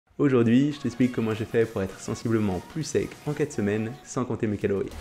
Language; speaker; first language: French; native; French